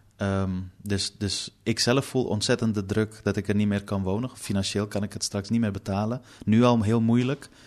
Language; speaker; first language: Dutch; early bilingual, other home language; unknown